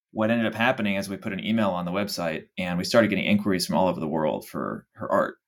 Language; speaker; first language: English; native; English